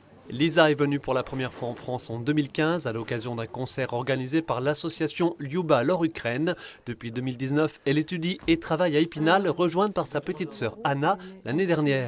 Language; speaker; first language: French; native; French